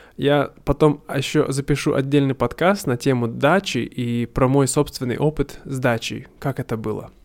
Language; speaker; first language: Russian; native; Russian